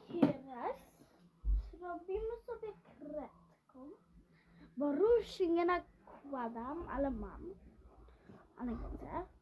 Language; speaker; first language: Polish; early bilingual, heritage; Polish